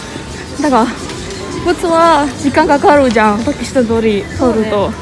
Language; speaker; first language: Japanese; non-native, fluent; Indonesian